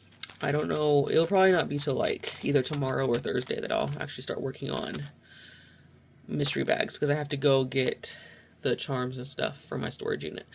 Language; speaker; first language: English; native; English